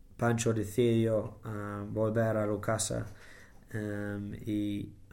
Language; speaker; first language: Spanish; non-native, learner; English